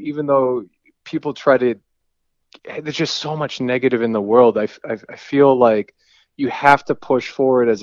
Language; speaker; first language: English; native; English